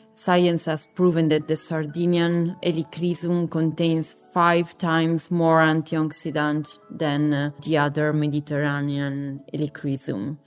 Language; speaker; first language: English; non-native, fluent; Italian